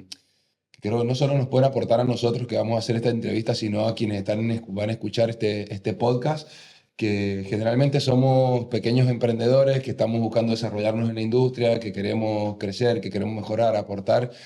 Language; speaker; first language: Spanish; native; Spanish